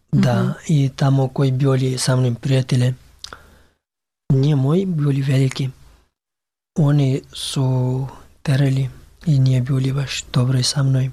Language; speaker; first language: Serbian; non-native, learner; Pashto